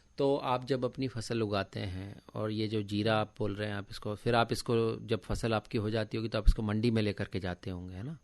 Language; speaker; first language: Hindi; native; Hindi